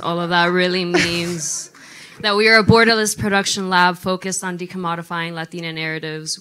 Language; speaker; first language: English; native; English